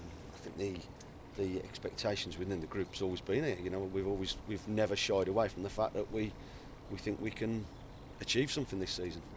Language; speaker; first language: English; native; English